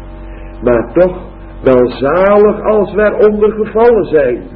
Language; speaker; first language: Dutch; native; Dutch